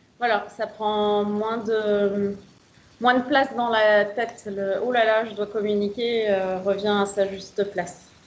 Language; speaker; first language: French; native; French